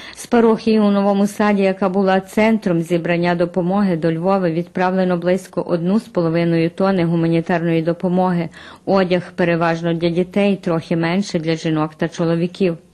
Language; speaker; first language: Ukrainian; early bilingual, heritage; Ukrainian